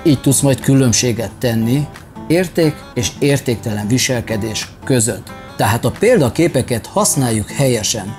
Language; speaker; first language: Hungarian; native; Hungarian